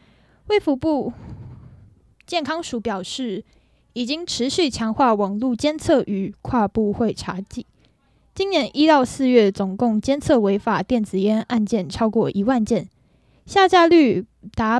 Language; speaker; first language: Chinese; native; Chinese